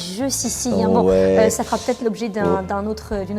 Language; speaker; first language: French; native; French